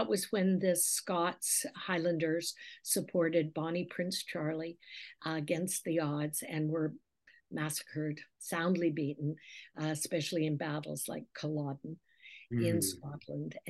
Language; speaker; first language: English; native; English